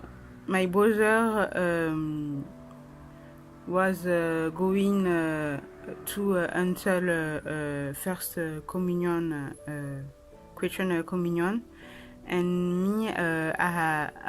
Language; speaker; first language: English; non-native, learner; French